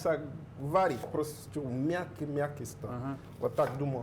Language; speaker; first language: Russian; non-native, learner; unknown